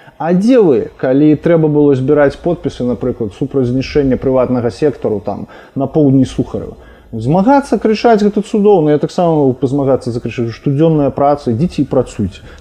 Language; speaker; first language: Belarusian; non-native, local second language; Russian